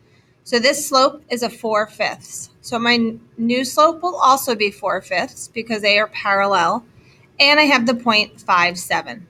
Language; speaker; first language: English; native; English